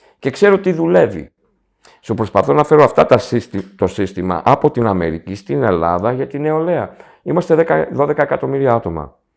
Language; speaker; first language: Greek; early bilingual, heritage; Greek